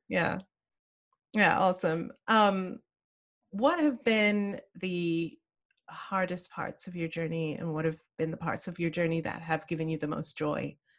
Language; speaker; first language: English; native; English